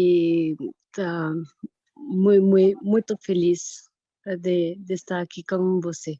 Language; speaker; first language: Portuguese; non-native, fluent; French